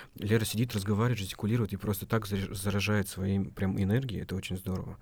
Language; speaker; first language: Russian; native; Russian